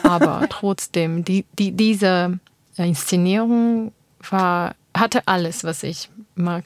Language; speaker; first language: German; non-native, learner; Armenian